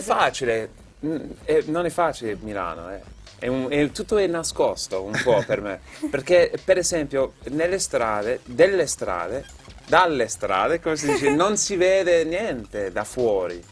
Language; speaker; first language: Italian; non-native, fluent; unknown